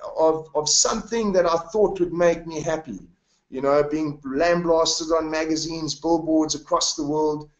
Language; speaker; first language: English; native; English